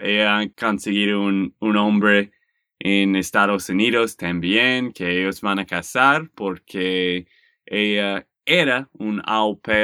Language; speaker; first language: Spanish; non-native, learner; English